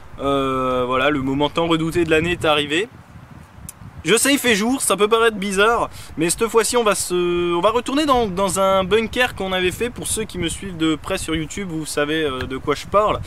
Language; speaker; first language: French; native; French